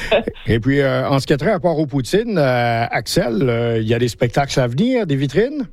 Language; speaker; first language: French; native; French